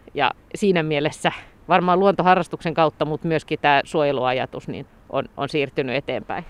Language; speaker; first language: Finnish; native; Finnish